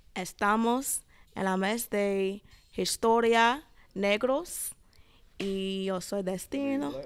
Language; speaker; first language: Spanish; non-native, learner; English